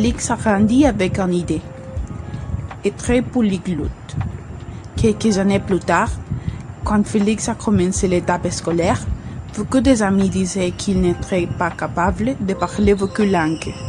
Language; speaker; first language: French; non-native, learner; Spanish